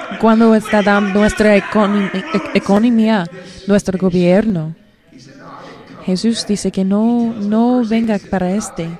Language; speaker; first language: Spanish; non-native, learner; English